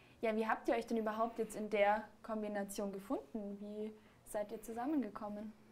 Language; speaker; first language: German; native; German